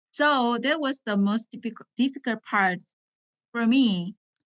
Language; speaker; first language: English; non-native, learner; Korean